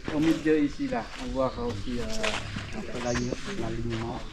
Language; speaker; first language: French; non-native, fluent; Khmer